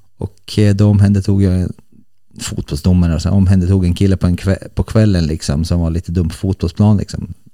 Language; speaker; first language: Swedish; early bilingual, other home language; Bosnian